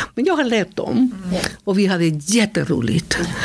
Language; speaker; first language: Swedish; non-native, fluent; Spanish